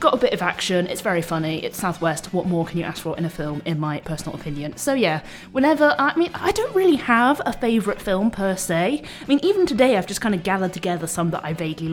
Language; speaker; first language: English; native; English